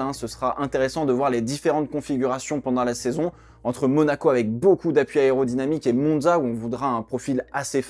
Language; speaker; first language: French; native; French